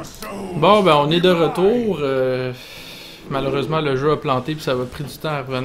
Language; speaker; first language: French; native; French